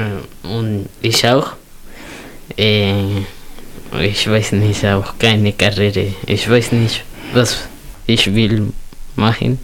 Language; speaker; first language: German; non-native, learner; Spanish